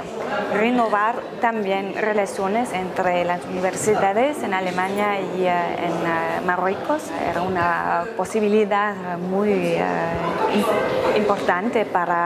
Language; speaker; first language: Spanish; non-native, fluent; German